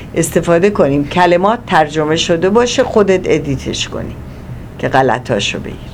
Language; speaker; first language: Persian; native; Persian